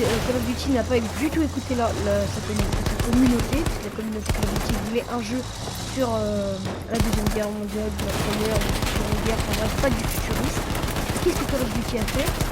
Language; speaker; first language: French; native; French